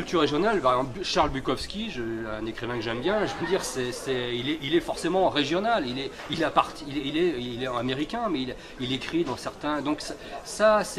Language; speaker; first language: French; native; French